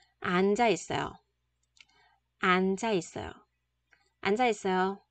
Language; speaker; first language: Korean; non-native, fluent; Vietnamese